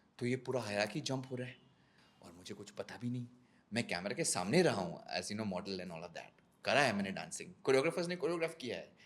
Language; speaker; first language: Hindi; non-native, local second language; Konkani